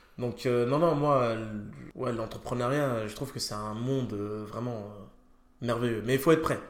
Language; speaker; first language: French; early bilingual, other home language; Ewe